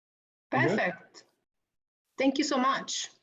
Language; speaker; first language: English; non-native, fluent; Italian